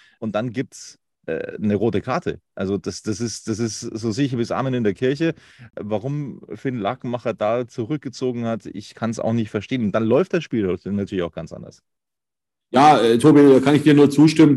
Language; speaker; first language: German; native; German